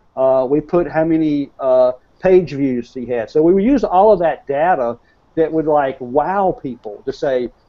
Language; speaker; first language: English; native; English